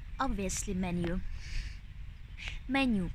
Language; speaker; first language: English; non-native, fluent; Ukrainian